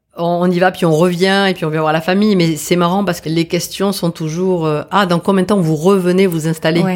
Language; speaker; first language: French; native; French